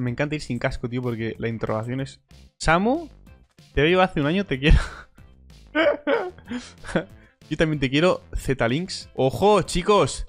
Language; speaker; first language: Spanish; native; Spanish